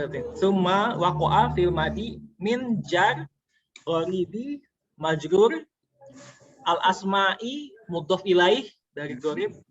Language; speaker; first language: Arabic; non-native, learner; Indonesian